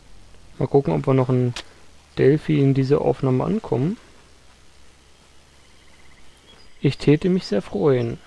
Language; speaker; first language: German; native; German